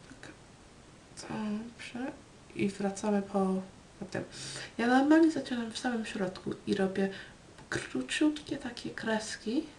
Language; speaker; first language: Polish; early bilingual, heritage; Polish